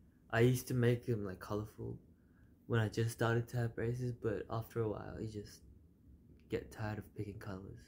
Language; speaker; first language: English; early bilingual, other home language; Korean